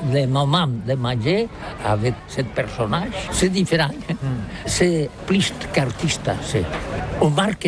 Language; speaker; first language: French; non-native, learner; Catalan